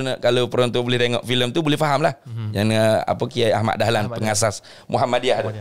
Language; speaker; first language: Malay; native; Malay